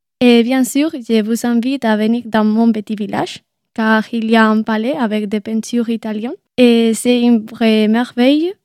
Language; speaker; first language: French; non-native, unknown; Spanish